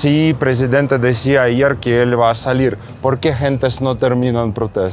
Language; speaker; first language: Spanish; non-native, learner; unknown